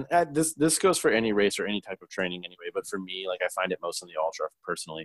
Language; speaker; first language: English; native; English